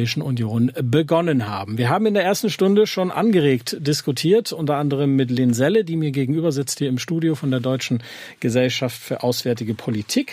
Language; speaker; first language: German; native; German